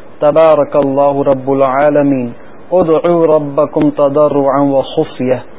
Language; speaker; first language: Urdu; native; Urdu